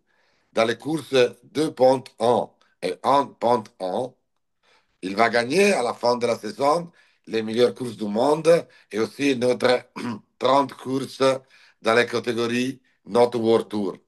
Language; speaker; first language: French; non-native, learner; Italian